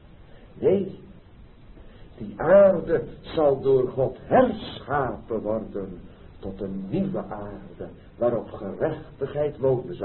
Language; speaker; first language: Dutch; native; Dutch